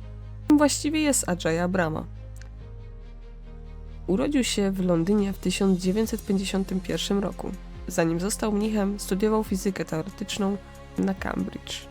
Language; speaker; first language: Polish; native; Polish